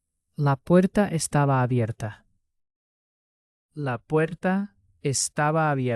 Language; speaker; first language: Spanish; non-native, fluent; English